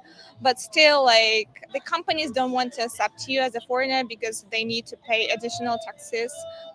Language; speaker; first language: English; non-native, learner; Ukrainian